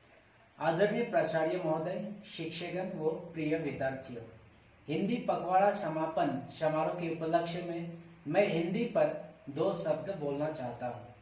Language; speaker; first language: Hindi; non-native, local second language; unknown